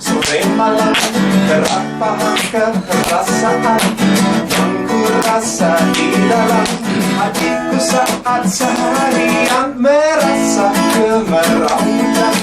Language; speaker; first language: Indonesian; non-native, fluent; English